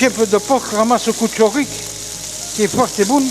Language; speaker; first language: Romanian; non-native, fluent; French